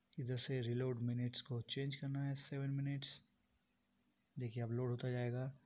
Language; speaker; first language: Hindi; non-native, local second language; Bangla